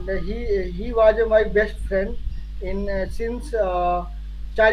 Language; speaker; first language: English; non-native, learner; Hindi